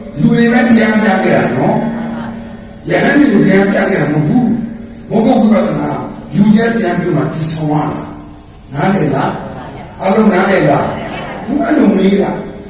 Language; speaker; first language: Burmese; native; Burmese